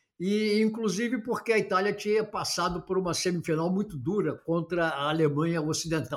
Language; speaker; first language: Portuguese; native; Portuguese